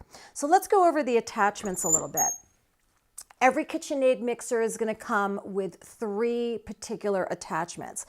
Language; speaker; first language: English; native; English